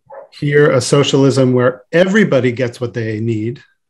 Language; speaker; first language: English; native; English